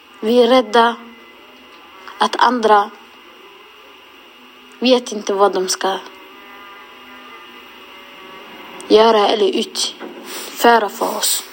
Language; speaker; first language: Swedish; non-native, local second language; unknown